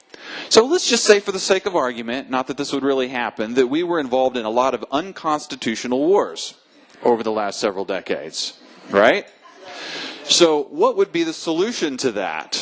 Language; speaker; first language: English; native; English